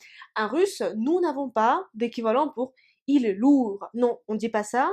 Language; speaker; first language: French; non-native, fluent; Russian